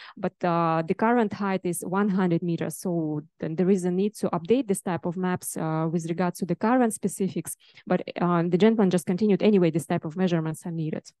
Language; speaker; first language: English; non-native, fluent; Russian